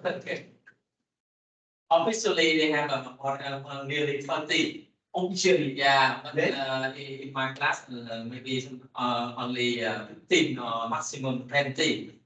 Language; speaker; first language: English; non-native, learner; Vietnamese